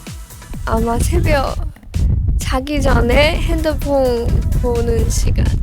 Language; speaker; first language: Korean; non-native, learner; Chinese